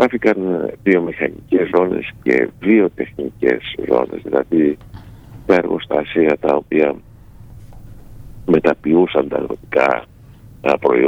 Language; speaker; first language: Greek; native; Greek